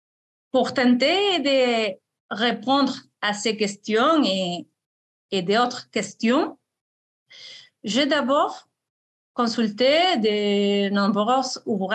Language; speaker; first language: French; non-native, fluent; Spanish